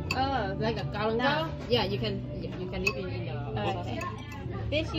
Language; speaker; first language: English; non-native, fluent; Thai